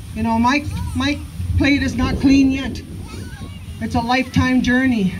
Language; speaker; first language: English; native; English